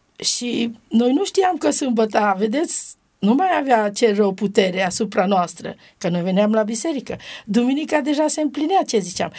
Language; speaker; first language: Romanian; non-native, local second language; Romany